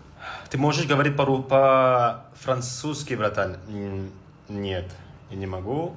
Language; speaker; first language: Russian; non-native, learner; Indonesian